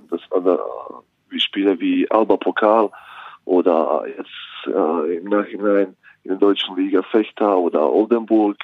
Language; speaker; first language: German; non-native, fluent; Bosnian